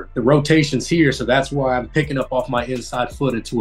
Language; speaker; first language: English; native; English